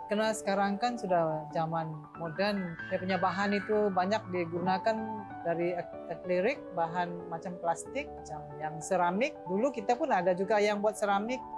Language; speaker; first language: Malay; non-native, local second language; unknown